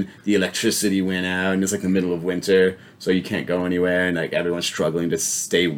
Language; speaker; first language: English; native; English